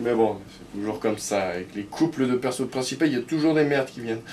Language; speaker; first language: French; native; French